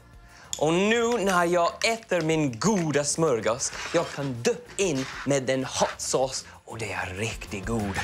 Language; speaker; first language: Swedish; non-native, learner; English